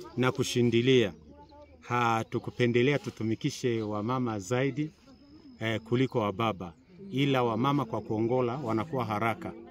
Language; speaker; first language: Swahili; native; Swahili